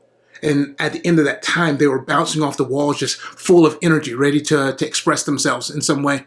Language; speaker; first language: English; native; English